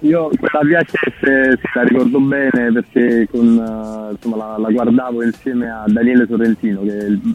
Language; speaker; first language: Italian; native; Italian